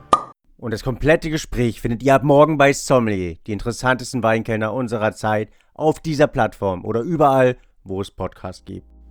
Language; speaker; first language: German; native; German